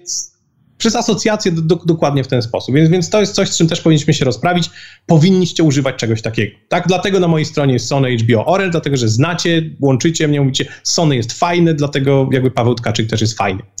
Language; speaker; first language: Polish; native; Polish